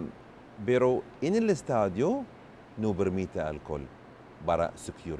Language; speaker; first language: Spanish; non-native, learner; Arabic